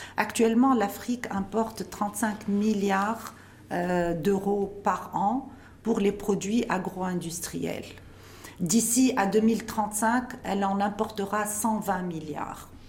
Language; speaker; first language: French; non-native, local second language; Arabic